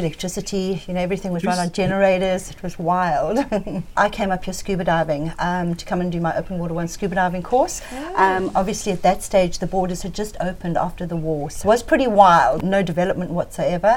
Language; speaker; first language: English; native; English